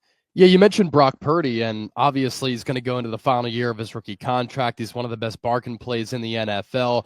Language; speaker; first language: English; native; English